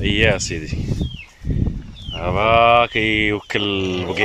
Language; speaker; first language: Arabic; native; Arabic